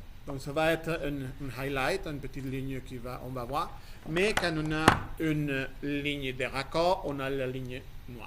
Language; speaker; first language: French; non-native, fluent; Spanish